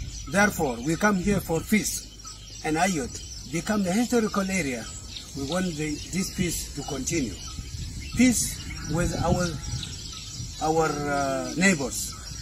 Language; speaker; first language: English; non-native, fluent; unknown